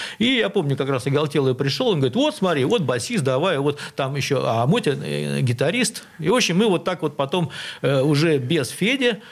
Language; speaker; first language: Russian; native; Russian